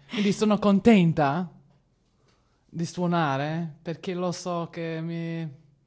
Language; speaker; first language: Italian; non-native, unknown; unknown